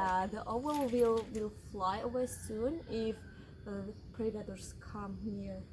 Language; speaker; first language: English; non-native, learner; Indonesian